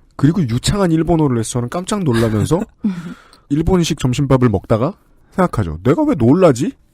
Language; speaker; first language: Korean; native; Korean